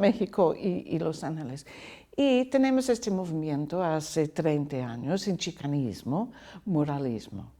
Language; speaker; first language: Spanish; non-native, learner; English